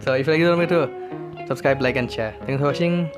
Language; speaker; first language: Tamil; non-native, learner; Thai